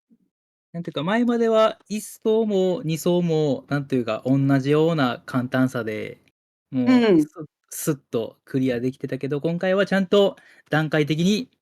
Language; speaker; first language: Japanese; native; Japanese